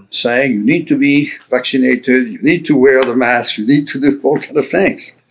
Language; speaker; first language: English; non-native, fluent; French